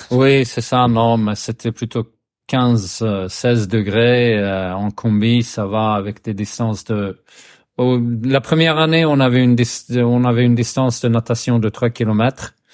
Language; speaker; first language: French; non-native, fluent; Swedish